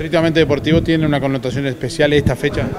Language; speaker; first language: Spanish; native; Spanish